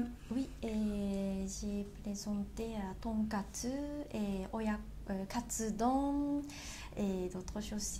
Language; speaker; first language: French; non-native, learner; Japanese